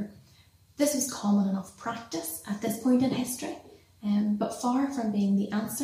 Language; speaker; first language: English; native; English